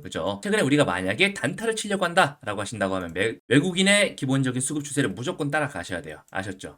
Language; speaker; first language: Korean; native; Korean